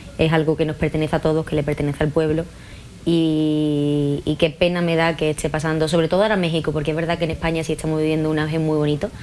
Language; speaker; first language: Spanish; native; Spanish